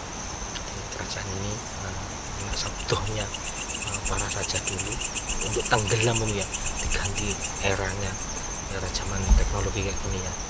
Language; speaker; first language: Indonesian; non-native, local second language; Javanese